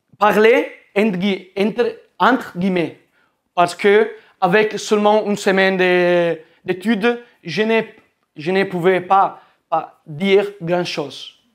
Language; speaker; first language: French; non-native, learner; Italian